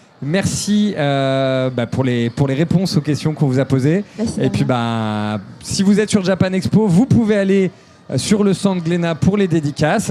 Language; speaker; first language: French; native; French